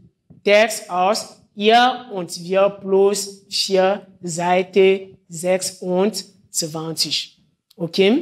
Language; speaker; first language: German; non-native, fluent; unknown